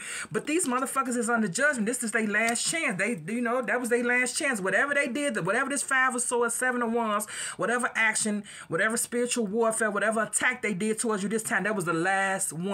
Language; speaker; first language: English; native; English